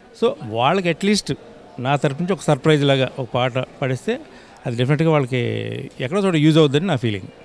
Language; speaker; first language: Telugu; native; Telugu